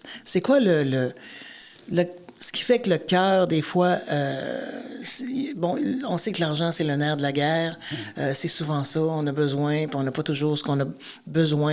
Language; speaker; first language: French; native; French